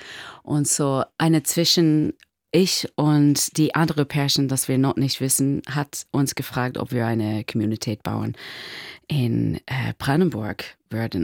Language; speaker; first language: German; non-native, learner; English